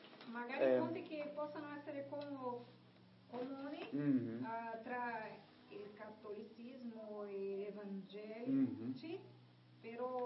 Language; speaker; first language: Italian; non-native, learner; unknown